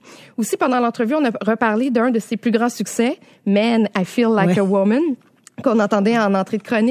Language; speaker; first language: French; native; French